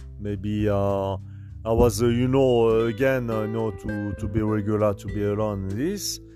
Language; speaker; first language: English; non-native, learner; French